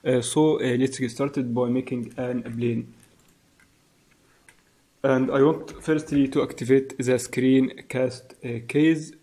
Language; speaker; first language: English; non-native, fluent; Arabic